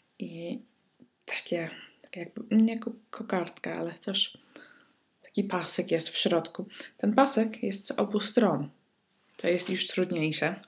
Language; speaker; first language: Polish; early bilingual, heritage; Polish